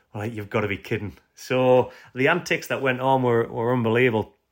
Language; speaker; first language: English; native; English